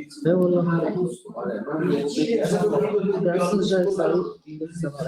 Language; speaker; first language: Arabic; native; Arabic